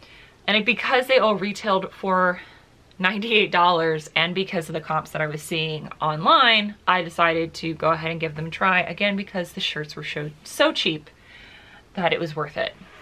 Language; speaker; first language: English; native; English